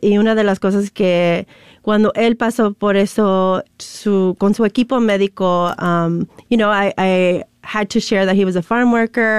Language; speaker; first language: Spanish; early bilingual, other home language; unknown